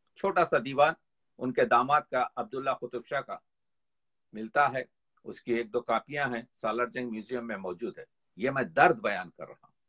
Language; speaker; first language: Urdu; native; Urdu